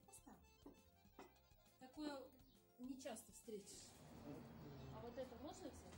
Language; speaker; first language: Russian; native; Russian